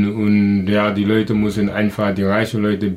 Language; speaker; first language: German; non-native, learner; Wolof